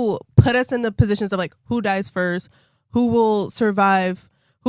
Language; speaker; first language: English; native; English